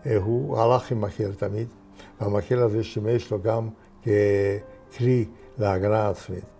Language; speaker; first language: Hebrew; non-native, fluent; Hungarian